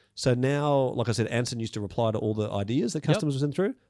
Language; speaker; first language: English; native; English